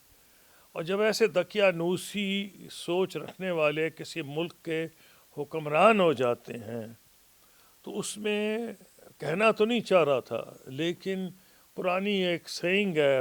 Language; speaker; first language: Urdu; native; Urdu